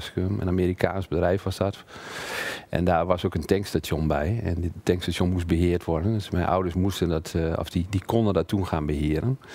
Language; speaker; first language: Dutch; native; Dutch